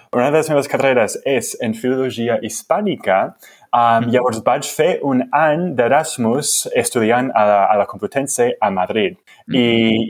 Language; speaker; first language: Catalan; non-native, fluent; English